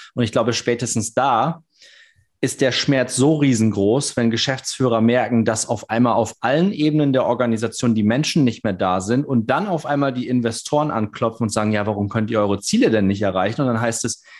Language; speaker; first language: German; native; German